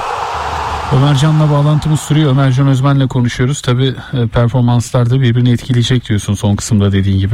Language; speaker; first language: Turkish; native; Turkish